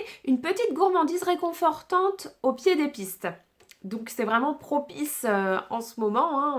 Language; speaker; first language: French; native; French